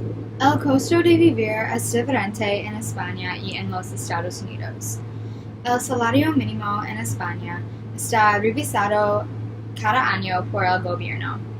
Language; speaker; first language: Spanish; non-native, learner; English